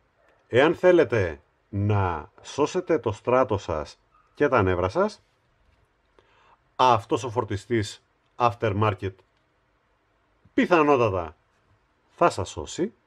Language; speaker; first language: Greek; native; Greek